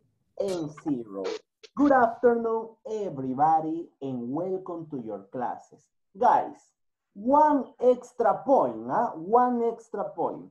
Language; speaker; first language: English; non-native, learner; Spanish